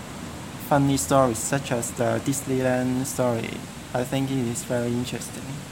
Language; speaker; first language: English; non-native, learner; Cantonese